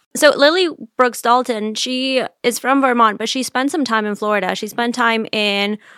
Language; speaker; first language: English; native; English